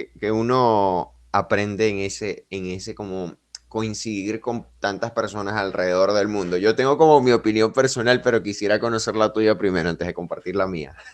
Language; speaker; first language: Spanish; native; Spanish